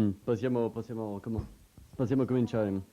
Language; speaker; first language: Italian; non-native, learner; French